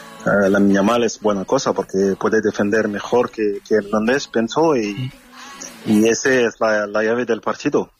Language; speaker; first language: Spanish; non-native, fluent; French